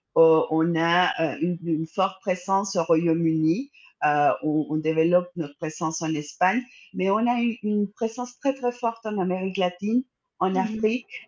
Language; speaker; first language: French; non-native, fluent; Spanish